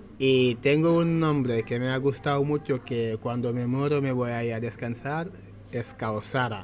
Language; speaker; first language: Spanish; non-native, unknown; Wolof